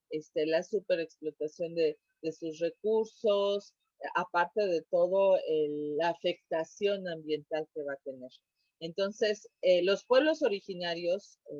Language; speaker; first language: Spanish; native; Spanish